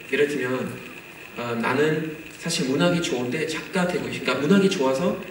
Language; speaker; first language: Korean; non-native, fluent; German